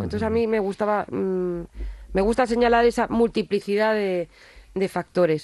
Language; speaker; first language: Spanish; native; Spanish